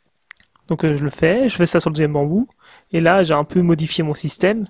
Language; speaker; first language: French; native; French